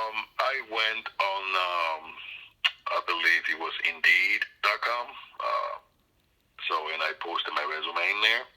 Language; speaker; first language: English; non-native, fluent; Spanish